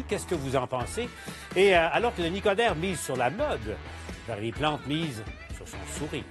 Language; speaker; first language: French; native; French